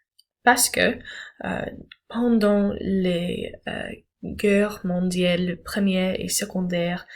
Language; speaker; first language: French; non-native, learner; English